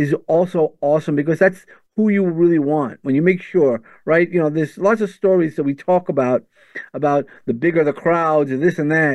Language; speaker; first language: English; native; English